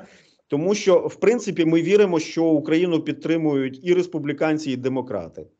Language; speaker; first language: Ukrainian; native; Ukrainian